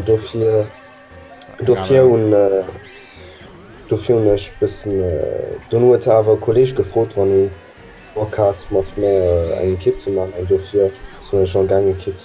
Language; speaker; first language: German; non-native, local second language; Luxembourgish